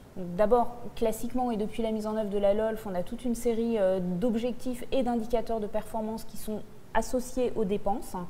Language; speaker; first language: French; native; French